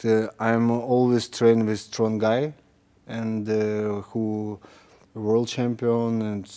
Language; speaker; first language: English; non-native, learner; Russian